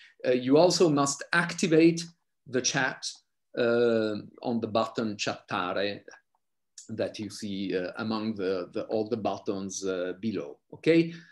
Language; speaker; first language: English; non-native, fluent; Italian